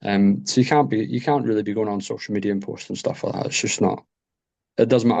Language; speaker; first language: English; native; English